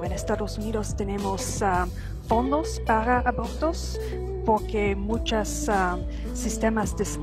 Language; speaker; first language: Spanish; non-native, fluent; English